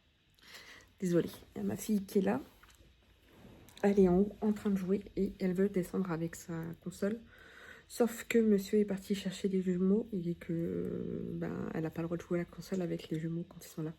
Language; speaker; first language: French; native; French